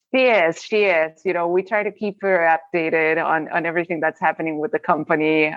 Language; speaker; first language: English; non-native, fluent; Spanish